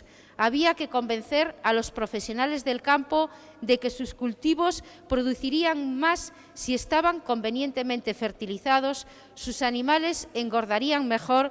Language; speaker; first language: Spanish; native; Spanish